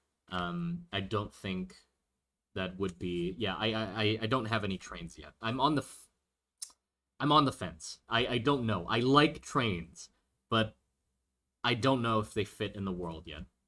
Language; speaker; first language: English; early bilingual, other home language; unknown